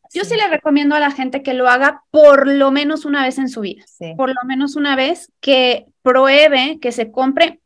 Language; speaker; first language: Spanish; native; Spanish